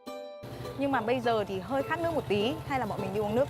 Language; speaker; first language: Vietnamese; native; Vietnamese